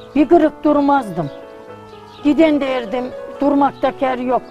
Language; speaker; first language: Turkish; native; Turkish